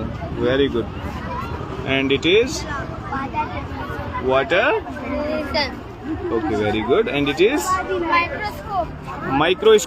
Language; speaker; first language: English; non-native, local second language; Hindi